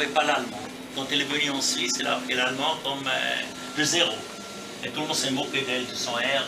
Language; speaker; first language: French; native; French